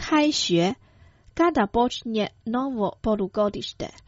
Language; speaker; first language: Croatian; non-native, fluent; Chinese